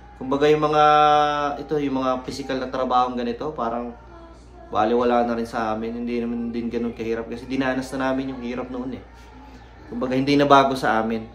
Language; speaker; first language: Filipino; native; Filipino